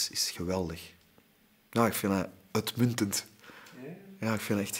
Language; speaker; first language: Dutch; native; Dutch